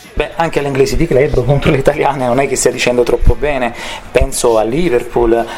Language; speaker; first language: Italian; native; Italian